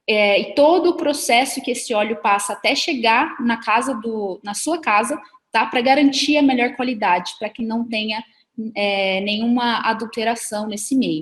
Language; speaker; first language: Portuguese; native; Portuguese